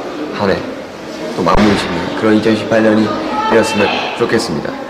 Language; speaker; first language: Korean; native; Korean